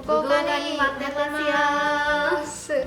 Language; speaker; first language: Japanese; non-native, learner; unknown